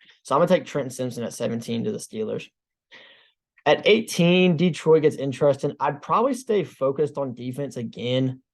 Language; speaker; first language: English; native; English